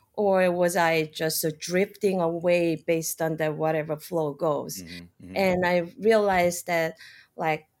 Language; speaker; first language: English; non-native, fluent; Korean